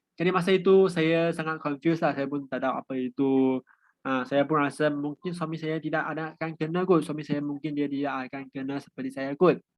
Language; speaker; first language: Malay; non-native, local second language; Chinese